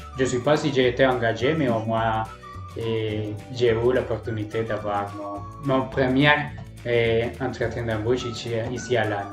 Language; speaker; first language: French; non-native, fluent; Spanish